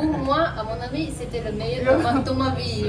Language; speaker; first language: French; non-native, learner; Chinese